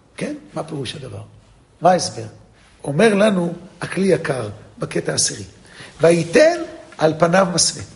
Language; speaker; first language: Hebrew; non-native, fluent; English